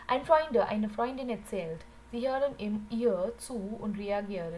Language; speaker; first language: German; non-native, learner; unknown